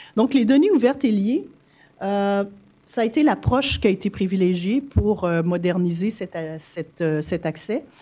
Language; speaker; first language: French; native; French